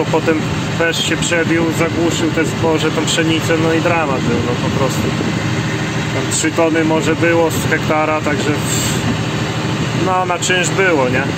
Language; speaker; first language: Polish; native; Polish